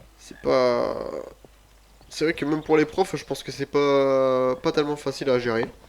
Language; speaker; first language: French; native; French